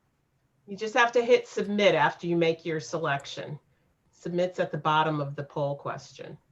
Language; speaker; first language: English; native; English